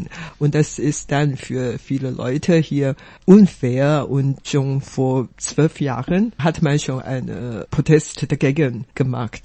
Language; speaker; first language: German; non-native, fluent; Chinese